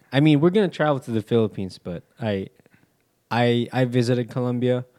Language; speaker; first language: English; early bilingual, other home language; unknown